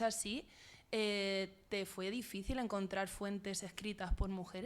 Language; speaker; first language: Spanish; native; Spanish